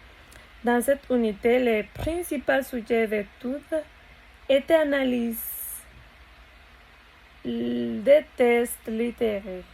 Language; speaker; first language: French; non-native, learner; Spanish